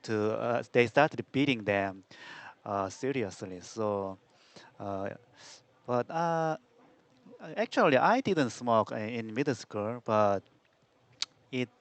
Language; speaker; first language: English; non-native, learner; Korean